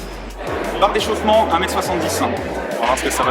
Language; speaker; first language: French; native; French